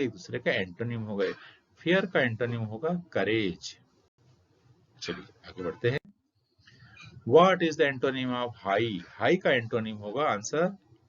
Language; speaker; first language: Hindi; native; Hindi